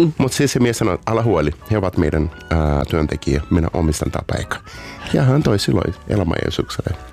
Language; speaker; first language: Finnish; non-native, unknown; Portuguese